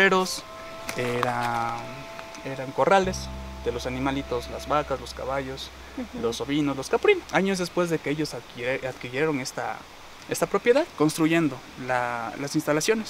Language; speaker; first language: Spanish; native; Spanish